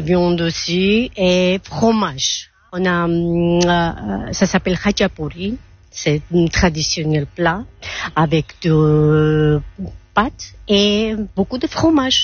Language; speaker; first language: French; non-native, learner; Georgian